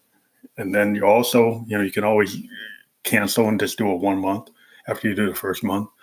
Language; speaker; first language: English; native; English